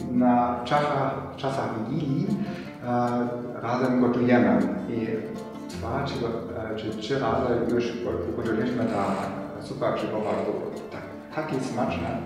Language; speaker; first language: Polish; non-native, learner; German